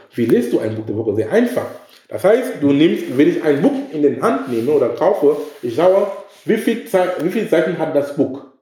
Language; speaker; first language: German; non-native, fluent; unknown